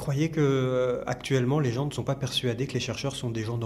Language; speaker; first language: French; native; French